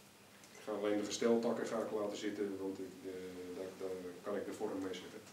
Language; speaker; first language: Dutch; native; Dutch